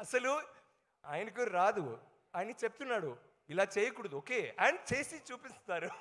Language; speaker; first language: Telugu; non-native, learner; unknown